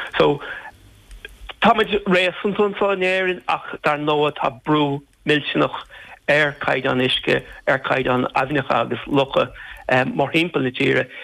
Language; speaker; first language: Irish; non-native, local second language; English